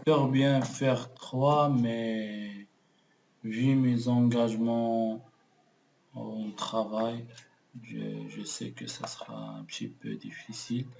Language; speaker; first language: French; non-native, local second language; Arabic